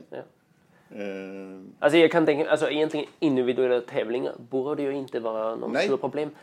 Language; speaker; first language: Swedish; non-native, fluent; German